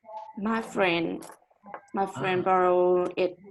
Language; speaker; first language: English; non-native, learner; Vietnamese